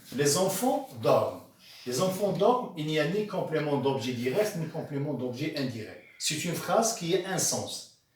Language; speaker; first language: French; non-native, local second language; Arabic